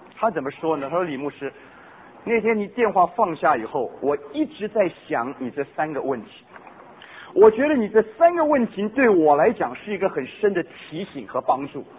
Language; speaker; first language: Chinese; non-native, local second language; Cantonese